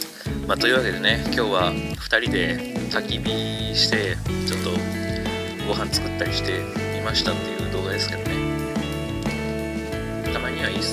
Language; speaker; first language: Japanese; native; Japanese